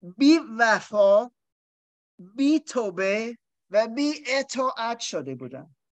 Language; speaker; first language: Persian; non-native, learner; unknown